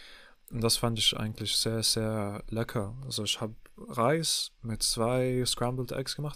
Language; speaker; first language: German; non-native, learner; English